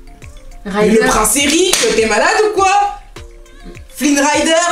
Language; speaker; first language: French; native; French